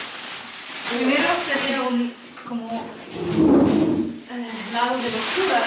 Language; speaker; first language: Spanish; non-native, learner; German